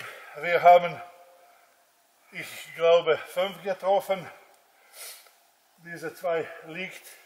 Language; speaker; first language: German; non-native, learner; Croatian